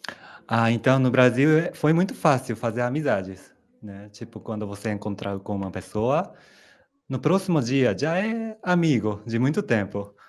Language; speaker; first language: Portuguese; non-native, fluent; Japanese